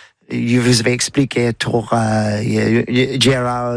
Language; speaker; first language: French; non-native, learner; English